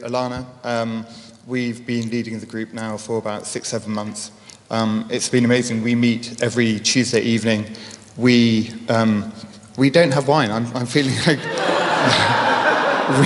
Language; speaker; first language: English; native; English